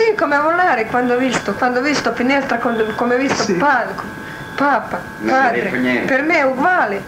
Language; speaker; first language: Italian; non-native, learner; Croatian